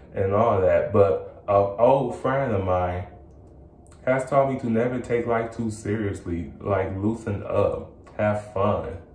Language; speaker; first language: English; native; English